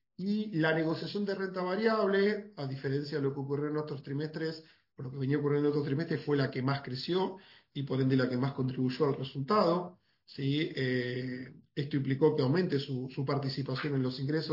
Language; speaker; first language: Spanish; native; Spanish